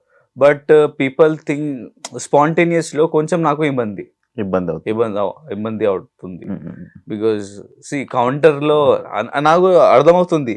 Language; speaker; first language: Telugu; non-native, learner; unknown